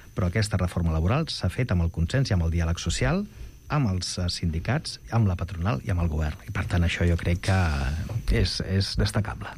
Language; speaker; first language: Catalan; non-native, local second language; Spanish